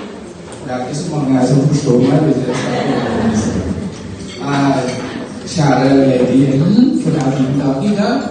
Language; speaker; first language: Norwegian; non-native, fluent; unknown